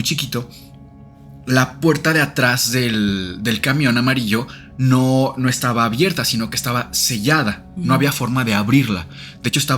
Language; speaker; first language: Spanish; native; Spanish